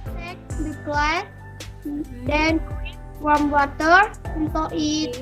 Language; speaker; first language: English; non-native, learner; Indonesian